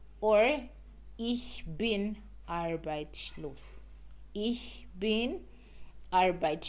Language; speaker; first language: German; non-native, learner; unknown